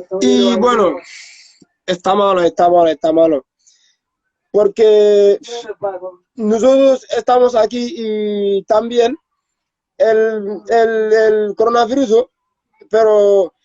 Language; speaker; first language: Spanish; non-native, learner; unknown